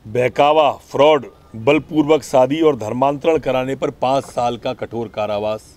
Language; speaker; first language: Hindi; native; Hindi